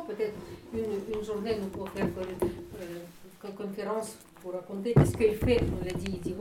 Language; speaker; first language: French; non-native, learner; Russian